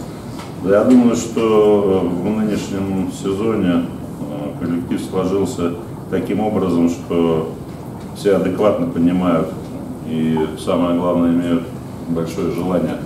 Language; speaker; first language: Russian; native; Russian